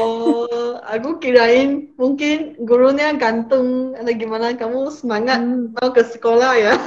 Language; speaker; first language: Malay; non-native, local second language; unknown